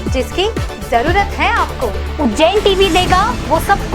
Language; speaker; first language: Hindi; native; Hindi